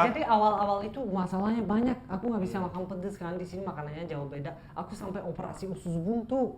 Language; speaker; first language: Indonesian; non-native, fluent; Tajik